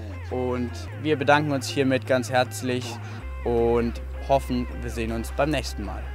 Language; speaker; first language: German; native; German